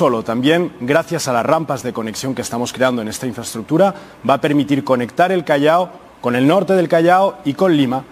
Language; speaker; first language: Spanish; native; Spanish